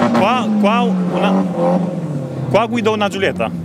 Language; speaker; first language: Italian; non-native, learner; Romanian